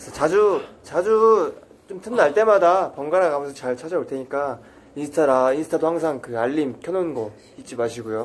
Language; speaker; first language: Korean; native; Korean